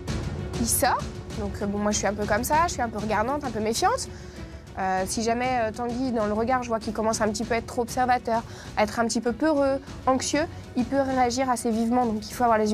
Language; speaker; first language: French; native; French